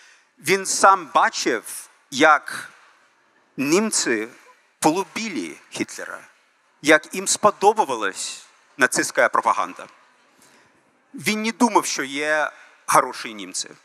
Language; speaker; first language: Ukrainian; early bilingual, heritage; Ukrainian